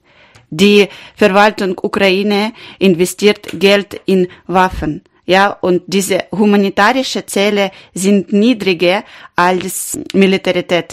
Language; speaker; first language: German; non-native, learner; Ukrainian